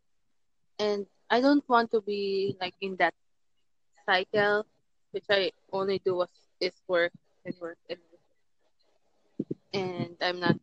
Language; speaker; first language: English; non-native, local second language; Filipino